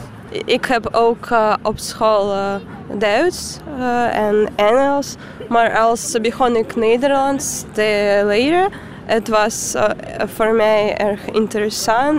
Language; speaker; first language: Dutch; non-native, learner; Russian